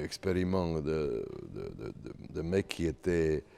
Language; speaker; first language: French; non-native, learner; Serbian